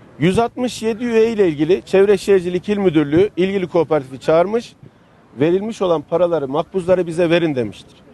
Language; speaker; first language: Turkish; native; Turkish